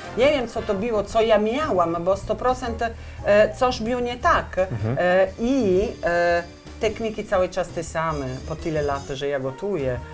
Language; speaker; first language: Polish; non-native, learner; Italian